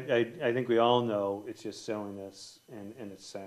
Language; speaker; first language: English; native; English